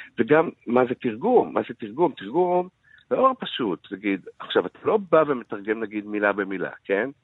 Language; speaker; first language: Hebrew; early bilingual, other home language; Arabic